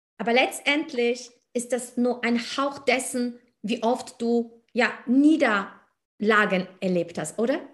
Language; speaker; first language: German; native; German